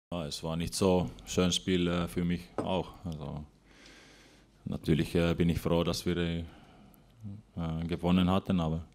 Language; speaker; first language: German; non-native, fluent; Finnish